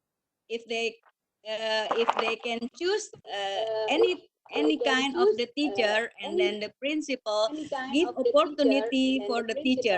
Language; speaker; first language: English; non-native, learner; Indonesian